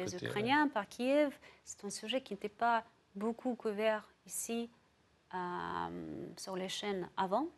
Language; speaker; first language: French; non-native, fluent; Russian